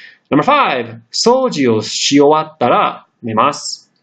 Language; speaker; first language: Japanese; non-native, fluent; English